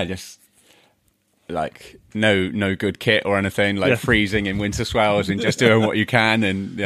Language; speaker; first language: English; native; English